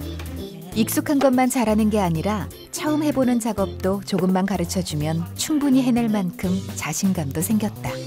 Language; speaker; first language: Korean; native; Korean